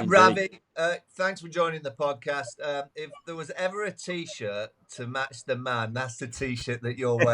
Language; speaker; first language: English; native; English